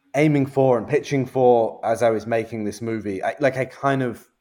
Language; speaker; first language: English; native; English